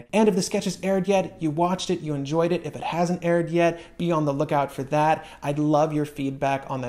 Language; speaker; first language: English; native; English